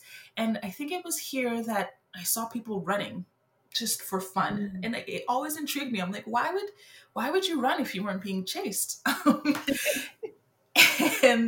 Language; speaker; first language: English; non-native, fluent; French